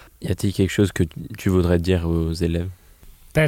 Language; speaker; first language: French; non-native, learner; Swedish